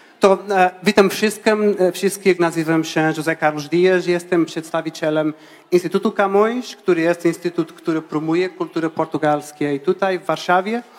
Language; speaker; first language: Polish; non-native, fluent; Portuguese